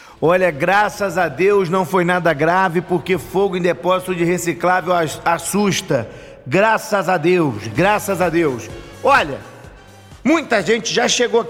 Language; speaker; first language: Portuguese; native; Portuguese